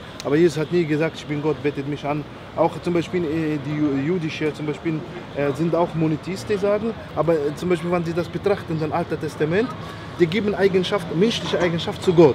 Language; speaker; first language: German; non-native, learner; Arabic